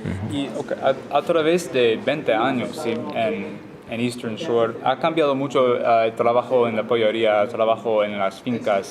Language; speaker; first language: Spanish; non-native, learner; English